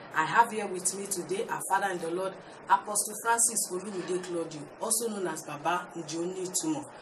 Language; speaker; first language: English; non-native, local second language; Yoruba